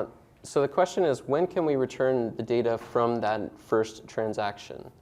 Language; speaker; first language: English; native; English